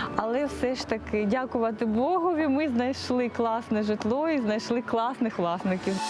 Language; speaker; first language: Ukrainian; native; Ukrainian